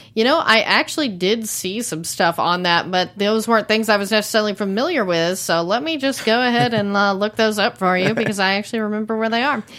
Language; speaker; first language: English; native; English